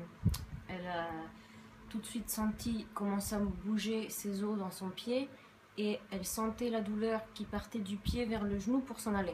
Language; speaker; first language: French; native; French